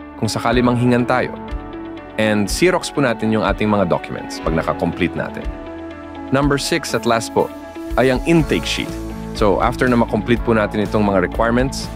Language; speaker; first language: Filipino; non-native, local second language; Pampanga